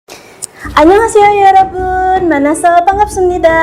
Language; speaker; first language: Korean; non-native, fluent; Indonesian